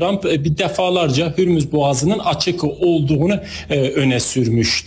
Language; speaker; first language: Turkish; native; Turkish